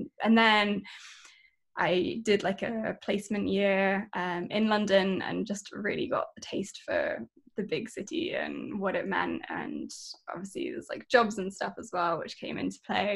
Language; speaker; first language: English; native; English